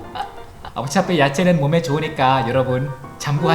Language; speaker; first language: Korean; non-native, fluent; Malay